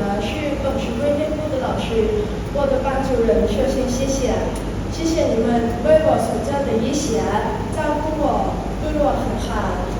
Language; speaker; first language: Chinese; non-native, learner; Thai